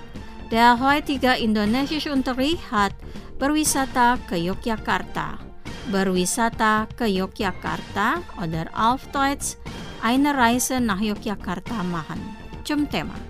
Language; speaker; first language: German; non-native, fluent; Indonesian